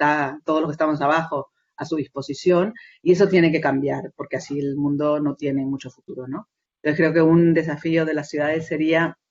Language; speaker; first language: Spanish; native; Spanish